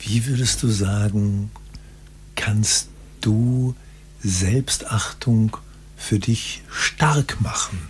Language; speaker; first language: German; native; German